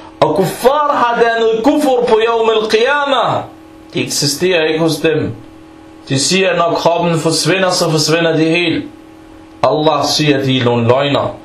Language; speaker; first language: Danish; non-native, fluent; Arabic